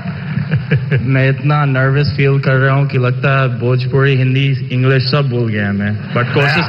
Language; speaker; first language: Hindi; early bilingual, heritage; Hindi